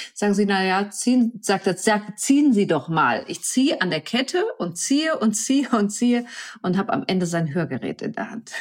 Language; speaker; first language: German; native; German